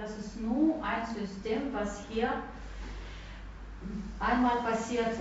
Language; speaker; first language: German; non-native, fluent; Russian